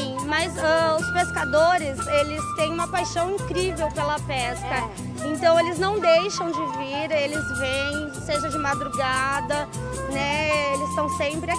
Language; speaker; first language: Portuguese; native; Portuguese